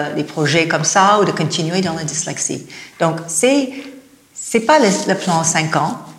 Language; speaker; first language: French; non-native, fluent; English